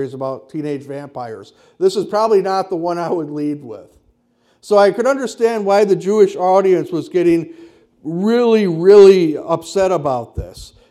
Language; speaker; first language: English; native; English